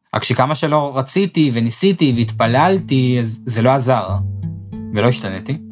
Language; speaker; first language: Hebrew; native; Hebrew